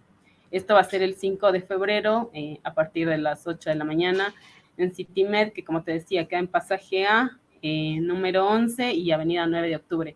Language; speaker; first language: Spanish; native; Spanish